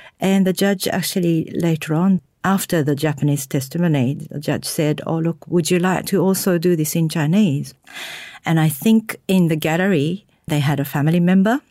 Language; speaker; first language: English; non-native, fluent; Japanese